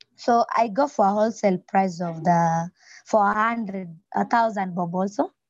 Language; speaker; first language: English; non-native, local second language; Luo (Kenya and Tanzania)